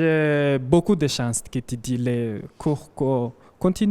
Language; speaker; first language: French; non-native, learner; Kinyarwanda